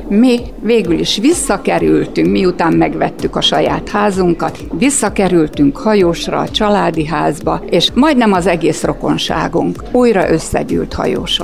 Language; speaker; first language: Hungarian; native; Hungarian